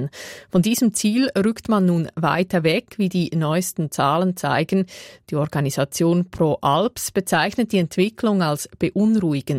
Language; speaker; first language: German; native; German